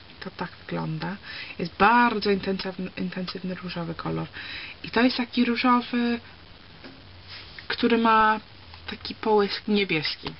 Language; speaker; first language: Polish; early bilingual, heritage; Polish